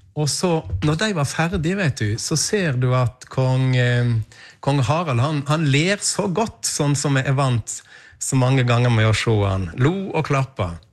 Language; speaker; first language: Norwegian; native; Norwegian